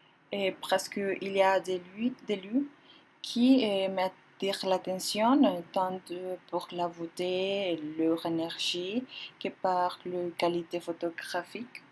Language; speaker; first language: French; non-native, learner; Spanish